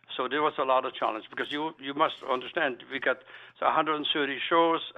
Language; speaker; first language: English; non-native, fluent; German